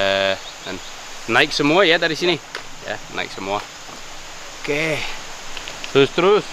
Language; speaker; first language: Indonesian; non-native, fluent; English